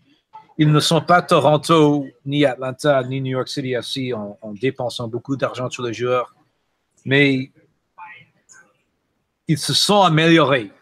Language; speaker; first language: French; non-native, fluent; English